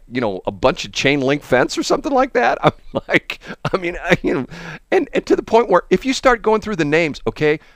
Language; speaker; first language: English; early bilingual, other home language; German